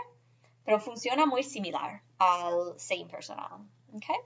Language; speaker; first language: Spanish; non-native, fluent; English